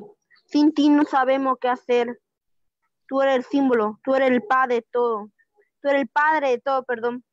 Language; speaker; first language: Spanish; native; Spanish